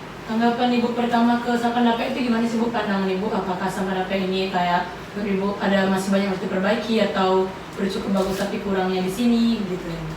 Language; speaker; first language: Indonesian; non-native, local second language; Minangkabau